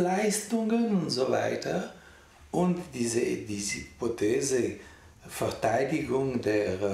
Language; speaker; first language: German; non-native, local second language; French